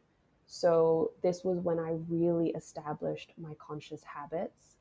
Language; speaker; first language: English; non-native, local second language; Cantonese